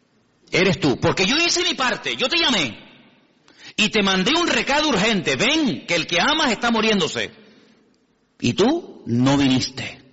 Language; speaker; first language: Spanish; native; Spanish